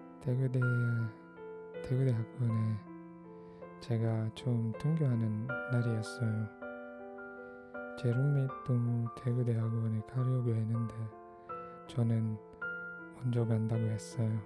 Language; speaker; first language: Korean; non-native, fluent; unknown